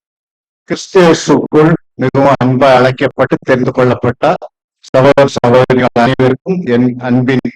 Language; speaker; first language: Tamil; native; Tamil